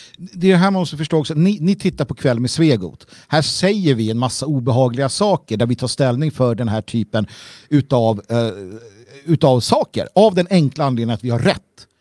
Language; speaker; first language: Swedish; native; Swedish